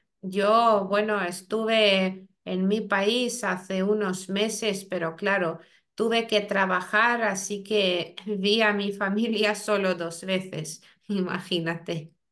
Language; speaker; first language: Spanish; non-native, fluent; Lithuanian